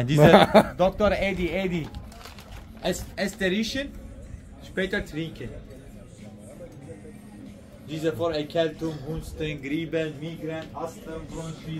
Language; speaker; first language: German; non-native, learner; Turkish